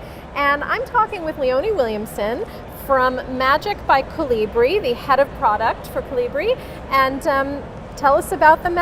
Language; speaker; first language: English; native; English